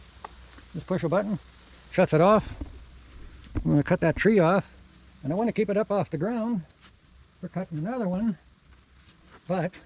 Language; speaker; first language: English; native; English